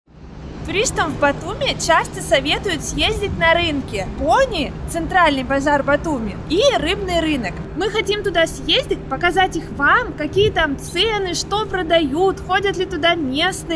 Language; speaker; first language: Russian; native; Russian